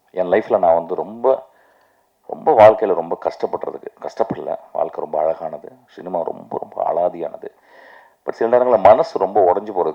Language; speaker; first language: Tamil; native; Tamil